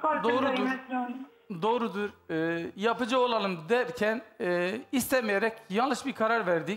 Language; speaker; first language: Turkish; native; Turkish